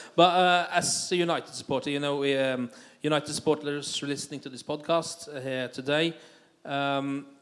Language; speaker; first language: English; non-native, fluent; Norwegian